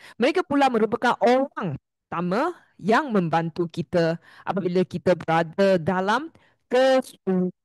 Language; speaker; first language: Malay; non-native, local second language; Chinese